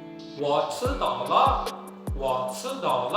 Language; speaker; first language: Chinese; non-native, learner; Urdu